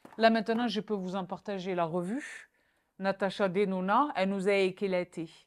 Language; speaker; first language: French; native; French